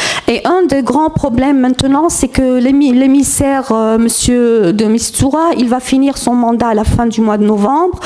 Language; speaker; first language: French; non-native, fluent; Arabic